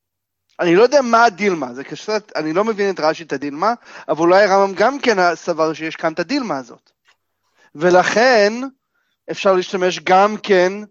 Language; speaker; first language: Hebrew; non-native, fluent; English